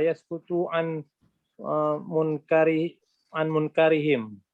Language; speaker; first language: Arabic; non-native, learner; Indonesian